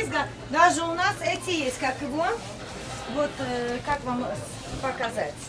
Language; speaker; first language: Russian; non-native, local second language; Tajik